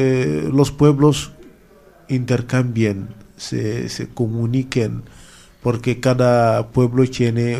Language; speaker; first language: Spanish; non-native, fluent; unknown